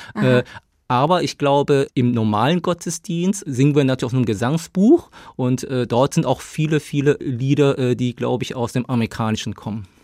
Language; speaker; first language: German; early bilingual, other home language; Korean